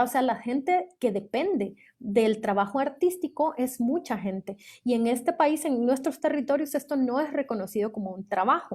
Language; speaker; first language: Spanish; native; Spanish